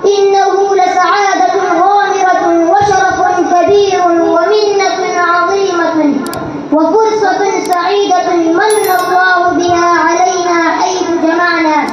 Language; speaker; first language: Arabic; non-native, learner; Urdu